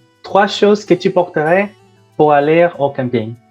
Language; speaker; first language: French; non-native, fluent; Spanish